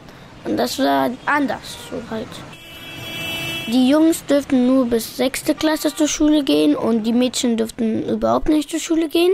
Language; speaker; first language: German; early bilingual, other home language; Pashto